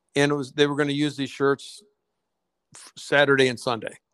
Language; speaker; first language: English; native; English